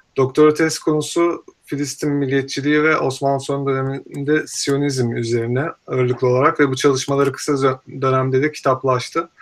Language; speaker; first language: Turkish; native; Turkish